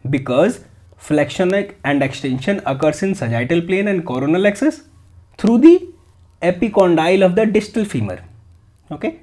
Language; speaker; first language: Hindi; native; Hindi